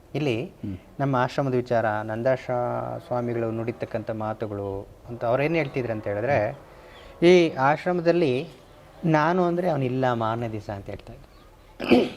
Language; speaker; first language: Kannada; native; Kannada